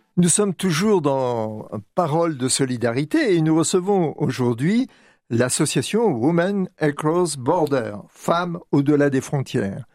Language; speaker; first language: French; native; French